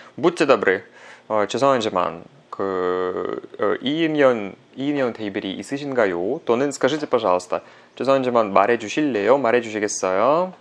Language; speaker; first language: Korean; non-native, fluent; Russian